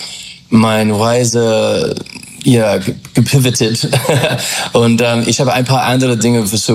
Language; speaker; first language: German; non-native, fluent; English